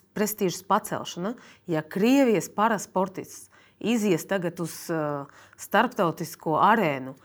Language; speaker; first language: Latvian; non-native, fluent; Russian